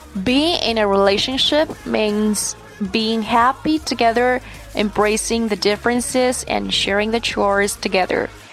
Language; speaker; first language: English; non-native, fluent; Chinese